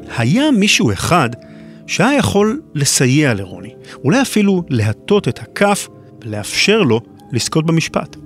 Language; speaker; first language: Hebrew; native; Hebrew